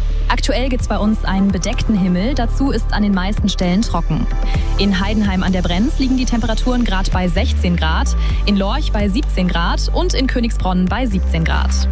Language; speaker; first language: German; native; German